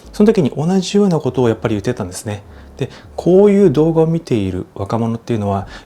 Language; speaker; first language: Japanese; native; Japanese